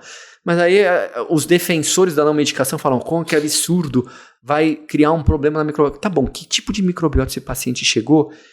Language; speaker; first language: Portuguese; native; Portuguese